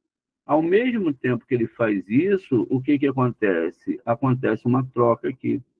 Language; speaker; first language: Portuguese; native; Portuguese